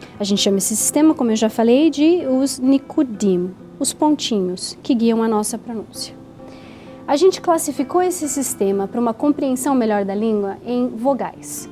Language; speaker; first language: Portuguese; native; Portuguese